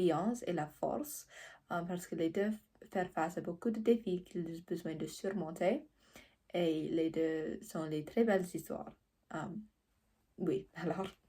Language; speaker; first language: French; non-native, learner; English